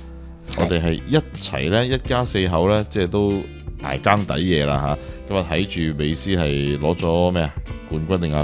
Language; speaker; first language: Cantonese; native; Cantonese